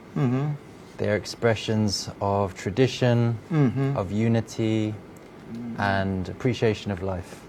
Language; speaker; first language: English; non-native, fluent; French